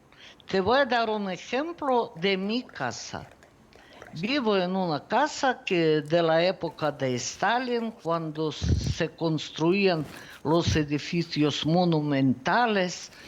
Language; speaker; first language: Spanish; non-native, fluent; Ukrainian